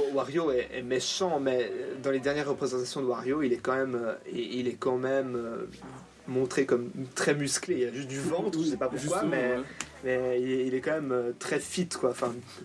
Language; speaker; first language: French; native; French